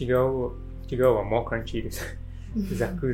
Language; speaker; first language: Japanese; non-native, learner; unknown